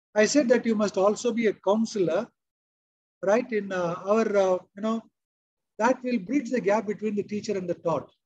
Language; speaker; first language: English; non-native, local second language; Kannada